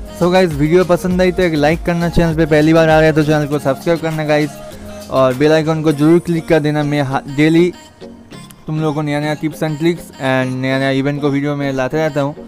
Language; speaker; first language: Hindi; non-native, local second language; Bangla